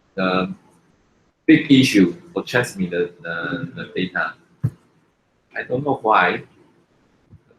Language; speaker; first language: English; non-native, fluent; Chinese